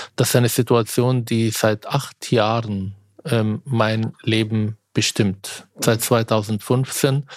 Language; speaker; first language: German; non-native, fluent; Arabic